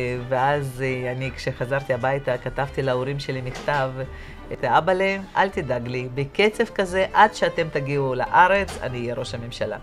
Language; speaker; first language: Hebrew; non-native, fluent; Russian